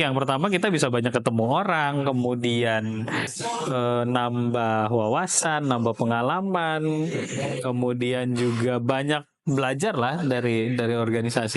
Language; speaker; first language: Indonesian; native; Indonesian